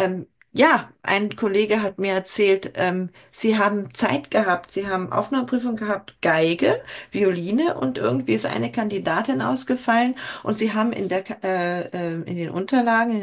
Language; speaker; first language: German; native; German